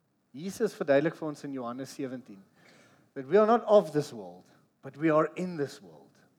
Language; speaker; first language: English; non-native, local second language; Afrikaans